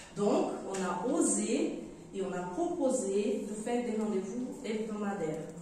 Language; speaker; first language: French; non-native, fluent; Portuguese